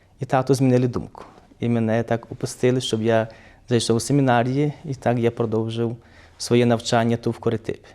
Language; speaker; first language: Ukrainian; early bilingual, heritage; Ukrainian